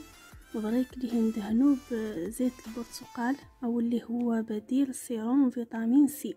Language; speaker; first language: Arabic; native; Arabic